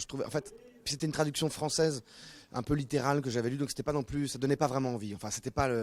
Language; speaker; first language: French; native; French